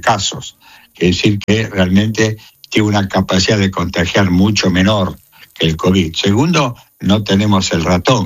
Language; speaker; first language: Spanish; native; Spanish